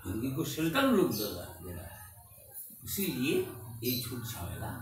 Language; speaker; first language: Hindi; non-native, learner; Bangla